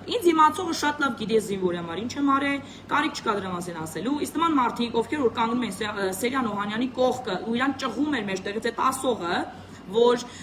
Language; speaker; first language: Armenian; native; Armenian